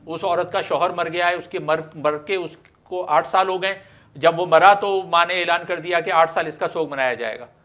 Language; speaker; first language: Urdu; native; Urdu